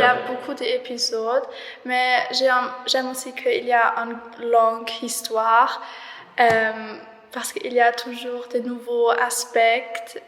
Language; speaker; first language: French; non-native, learner; German